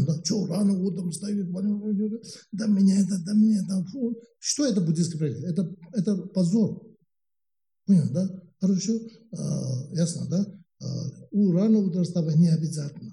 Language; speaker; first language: Russian; non-native, learner; Tibetan